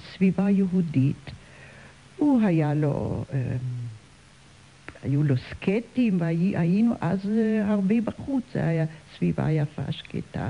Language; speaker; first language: Hebrew; non-native, fluent; German